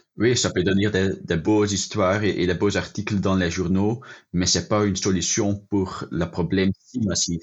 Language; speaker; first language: French; non-native, local second language; Dutch